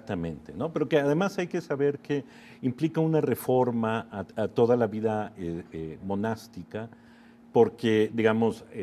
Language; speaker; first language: Spanish; native; Spanish